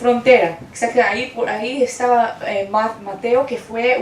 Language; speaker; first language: Spanish; non-native, fluent; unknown